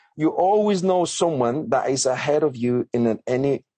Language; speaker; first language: English; non-native, fluent; Spanish